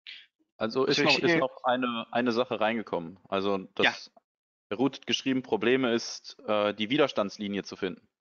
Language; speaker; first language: German; native; German